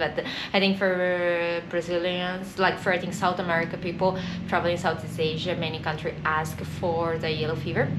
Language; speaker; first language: English; non-native, fluent; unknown